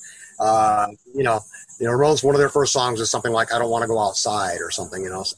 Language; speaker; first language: English; native; English